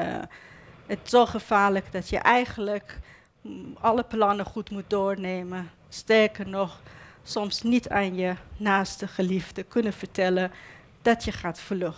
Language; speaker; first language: Dutch; non-native, fluent; Persian